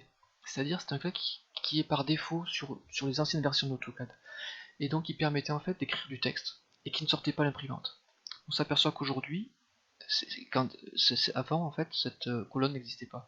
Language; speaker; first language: French; native; French